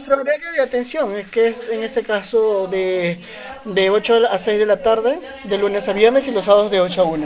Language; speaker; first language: Spanish; native; Spanish